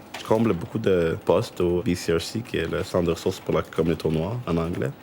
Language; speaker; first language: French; early bilingual, other home language; English